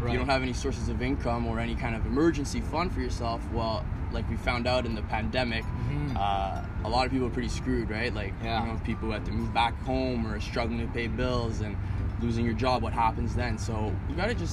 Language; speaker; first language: English; native; English